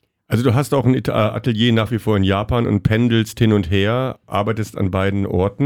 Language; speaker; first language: German; native; German